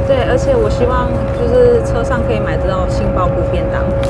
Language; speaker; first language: Chinese; native; Chinese